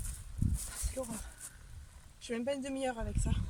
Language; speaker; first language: French; native; French